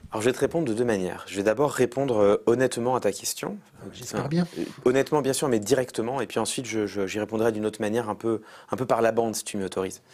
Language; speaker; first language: French; native; French